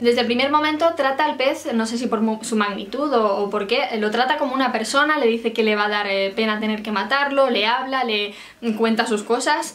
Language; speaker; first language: Spanish; native; Spanish